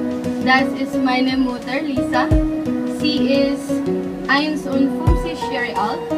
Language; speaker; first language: German; non-native, learner; Cebuano